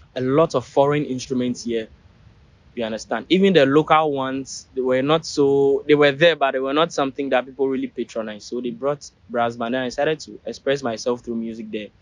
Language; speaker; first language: English; non-native, local second language; Ewe